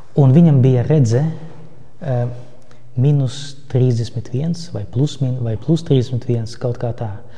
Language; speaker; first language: Latvian; non-native, local second language; Russian